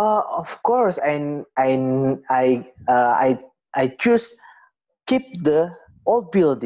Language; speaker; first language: English; non-native, learner; Indonesian